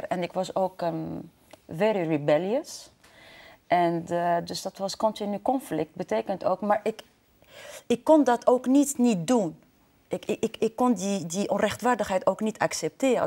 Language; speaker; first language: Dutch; non-native, fluent; Arabic